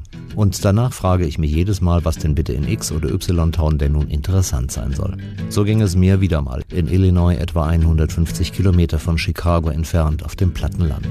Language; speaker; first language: German; native; German